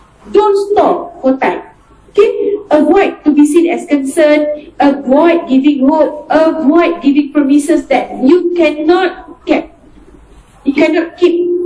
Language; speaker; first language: English; non-native, local second language; Malay